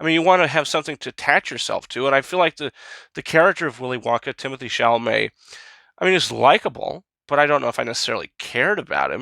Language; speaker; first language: English; native; English